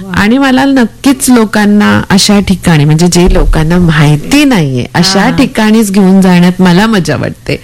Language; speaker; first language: Marathi; native; Marathi